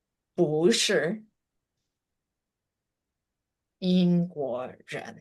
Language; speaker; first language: Chinese; non-native, fluent; English